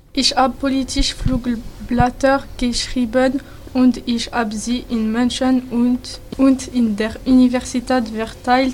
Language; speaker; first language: German; non-native, learner; French